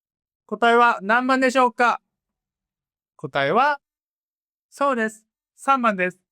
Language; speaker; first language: Japanese; non-native, fluent; Korean